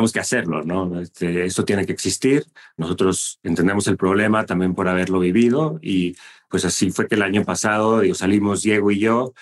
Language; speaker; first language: Spanish; native; Spanish